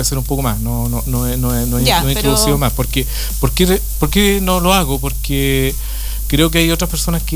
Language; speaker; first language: Spanish; native; Spanish